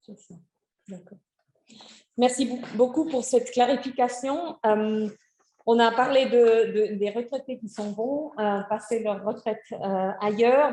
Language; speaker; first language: French; non-native, fluent; German